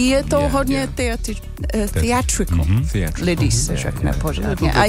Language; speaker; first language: Czech; non-native, fluent; English